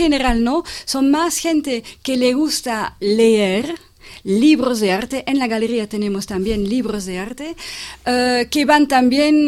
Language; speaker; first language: Spanish; non-native, fluent; French